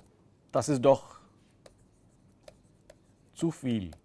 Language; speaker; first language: German; non-native, fluent; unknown